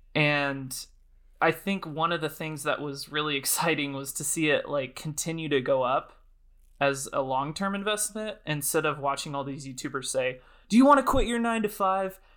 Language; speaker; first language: English; native; English